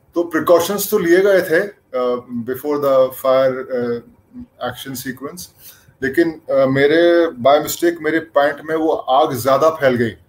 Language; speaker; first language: Hindi; native; Hindi